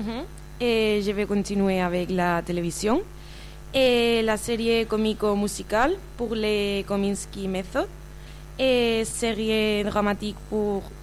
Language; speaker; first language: French; non-native, learner; Spanish